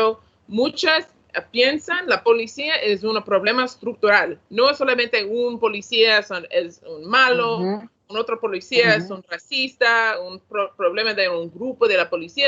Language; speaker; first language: Spanish; non-native, learner; English